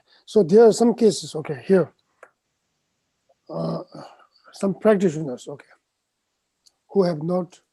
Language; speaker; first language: English; non-native, fluent; Tibetan